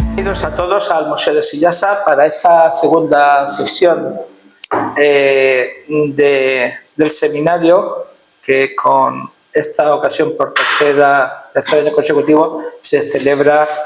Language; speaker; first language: Spanish; native; Spanish